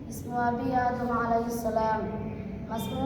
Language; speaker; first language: Arabic; non-native, learner; Bangla